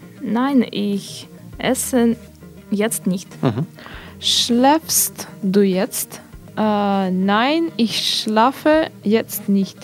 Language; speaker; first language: German; non-native, learner; Russian